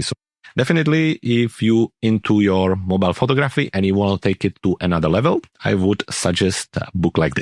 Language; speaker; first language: English; non-native, fluent; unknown